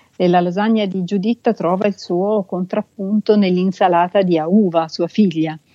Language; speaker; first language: Italian; native; Italian